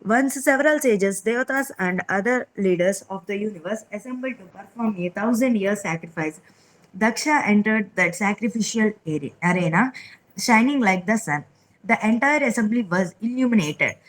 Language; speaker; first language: English; non-native, local second language; Telugu